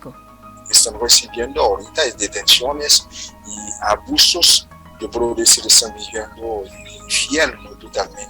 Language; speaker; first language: Spanish; non-native, fluent; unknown